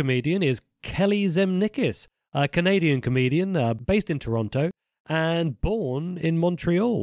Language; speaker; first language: English; native; English